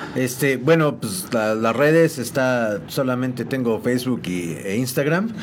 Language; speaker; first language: Spanish; native; Spanish